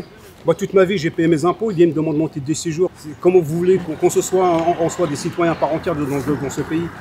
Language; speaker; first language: French; early bilingual, other home language; Arabic